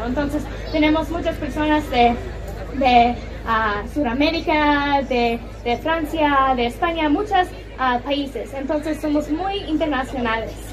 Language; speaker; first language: Spanish; non-native, learner; English